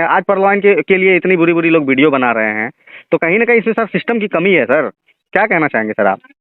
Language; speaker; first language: Hindi; native; Hindi